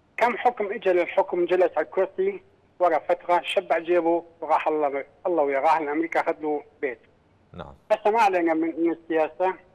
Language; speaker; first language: Arabic; non-native, local second language; Kurdish